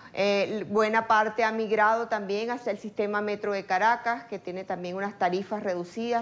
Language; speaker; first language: Spanish; native; Spanish